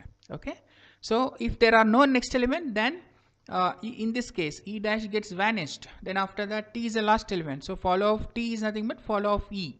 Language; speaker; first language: English; non-native, local second language; Kannada